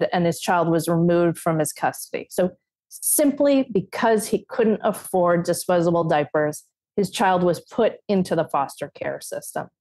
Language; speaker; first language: English; native; English